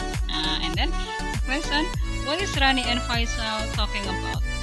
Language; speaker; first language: English; non-native, fluent; Indonesian